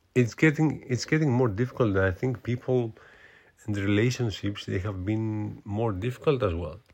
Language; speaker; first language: English; non-native, fluent; Greek